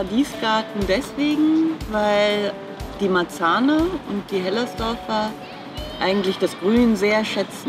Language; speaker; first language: German; native; German